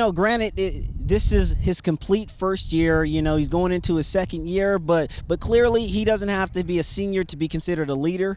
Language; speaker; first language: English; native; English